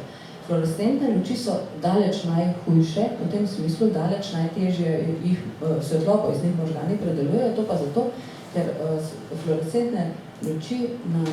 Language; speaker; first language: Slovenian; native; Slovenian